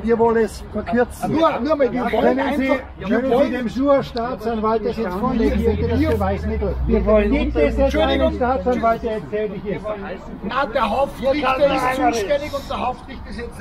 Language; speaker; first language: German; native; German